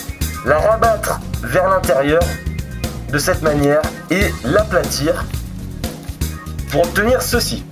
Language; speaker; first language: French; native; French